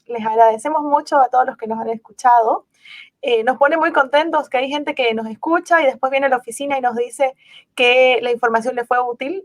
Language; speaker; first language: Spanish; native; Spanish